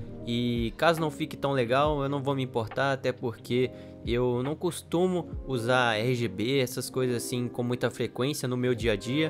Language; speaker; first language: Portuguese; native; Portuguese